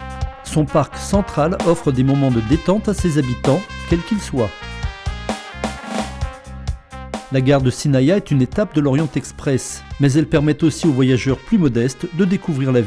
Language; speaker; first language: French; native; French